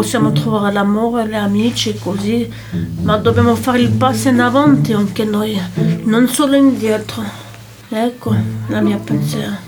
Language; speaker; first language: Italian; non-native, local second language; French